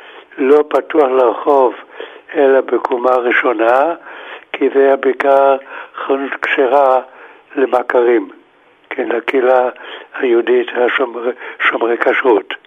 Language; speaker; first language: Hebrew; non-native, fluent; German